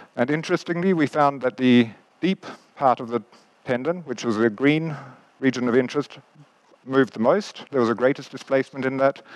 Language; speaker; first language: English; native; English